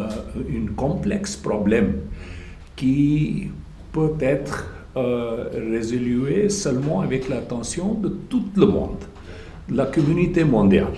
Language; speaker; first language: French; non-native, fluent; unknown